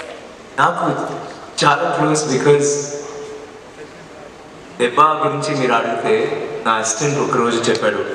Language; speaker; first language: Telugu; non-native, fluent; Tamil